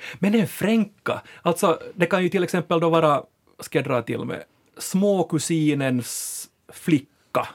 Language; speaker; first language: Swedish; native; Swedish